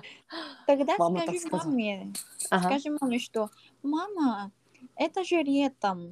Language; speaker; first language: Russian; non-native, learner; Korean